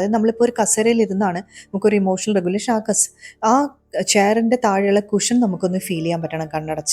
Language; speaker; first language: Malayalam; native; Malayalam